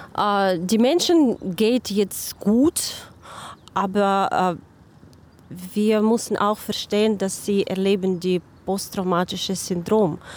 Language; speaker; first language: German; non-native, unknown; Ukrainian